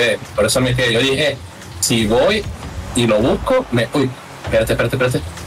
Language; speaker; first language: Spanish; native; Spanish